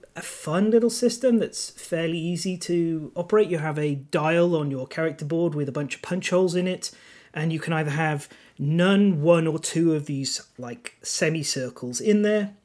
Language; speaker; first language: English; non-native, local second language; Welsh